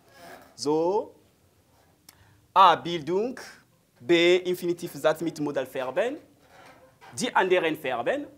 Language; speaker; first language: German; non-native, learner; French